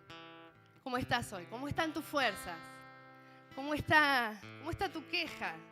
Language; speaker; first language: Spanish; native; Spanish